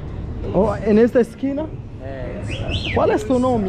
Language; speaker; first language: Portuguese; non-native, learner; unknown